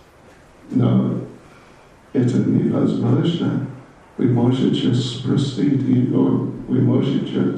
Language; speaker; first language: Russian; non-native, learner; English